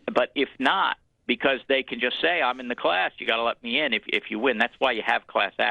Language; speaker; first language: English; native; English